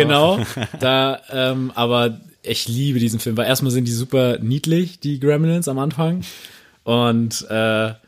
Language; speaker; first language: German; native; German